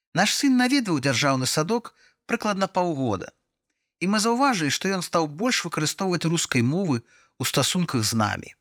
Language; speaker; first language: Belarusian; non-native, local second language; Russian